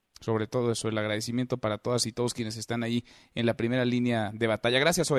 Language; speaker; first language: Spanish; native; Spanish